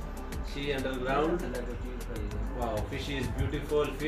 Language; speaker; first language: English; non-native, learner; Urdu